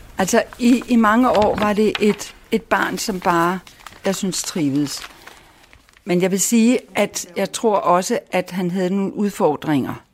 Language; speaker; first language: Danish; native; Danish